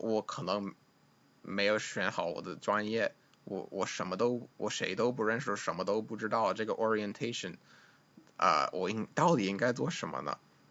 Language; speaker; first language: Chinese; non-native, fluent; English